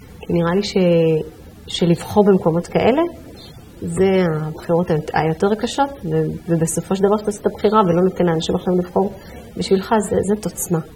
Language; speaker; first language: Hebrew; early bilingual, other home language; Amharic